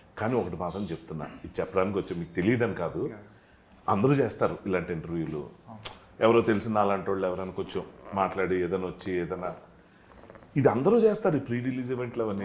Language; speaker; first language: Telugu; native; Telugu